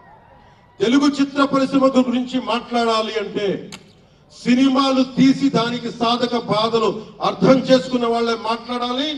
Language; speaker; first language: Telugu; native; Telugu